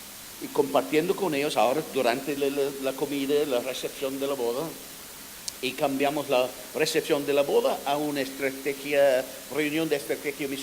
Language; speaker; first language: Spanish; non-native, fluent; English